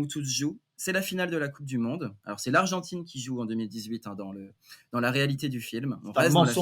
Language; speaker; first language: French; native; French